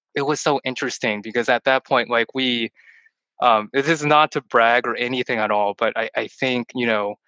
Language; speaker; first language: English; early bilingual, other home language; Chinese